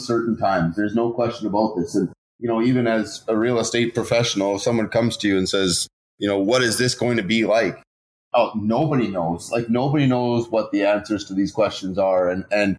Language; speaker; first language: English; native; English